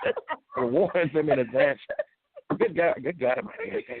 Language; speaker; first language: English; native; English